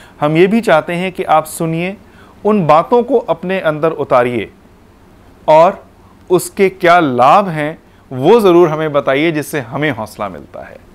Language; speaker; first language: Hindi; non-native, local second language; Punjabi